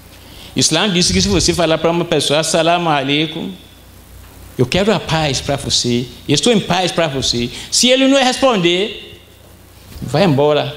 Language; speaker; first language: Portuguese; non-native, fluent; Arabic